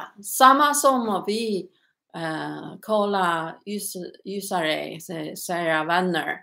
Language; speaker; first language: Swedish; non-native, learner; Chinese